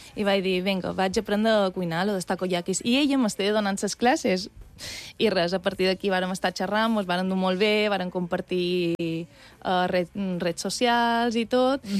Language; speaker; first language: Catalan; native; Catalan